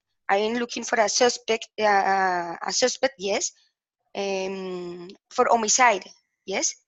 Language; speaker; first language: English; non-native, learner; Spanish